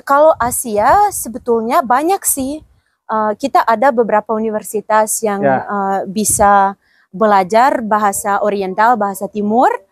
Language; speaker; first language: Indonesian; non-native, fluent; Ukrainian